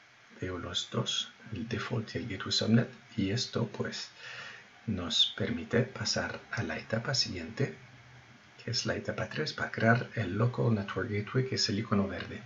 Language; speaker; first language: Spanish; non-native, fluent; French